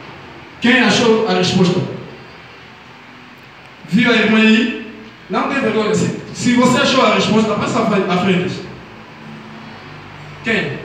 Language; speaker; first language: Portuguese; non-native, learner; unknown